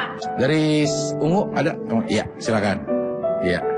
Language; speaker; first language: Indonesian; native; Indonesian